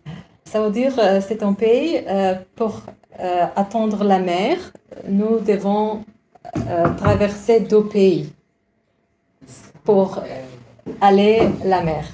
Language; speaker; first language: French; non-native, learner; Uzbek